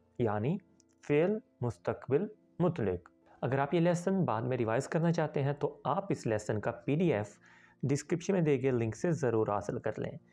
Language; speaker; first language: Urdu; native; Urdu